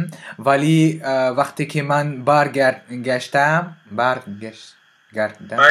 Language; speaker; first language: Persian; non-native, learner; French